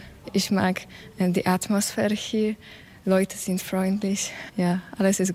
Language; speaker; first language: German; non-native, learner; Polish